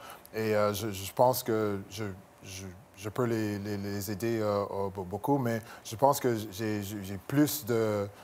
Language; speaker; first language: French; non-native, local second language; English